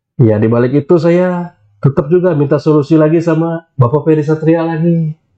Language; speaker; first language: Indonesian; non-native, local second language; Sundanese